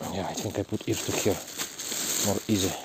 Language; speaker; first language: English; non-native, learner; Russian